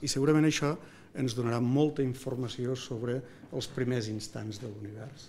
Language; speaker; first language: Catalan; native; Catalan